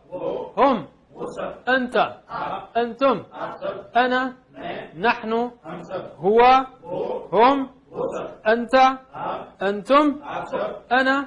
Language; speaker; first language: Arabic; non-native, fluent; Urdu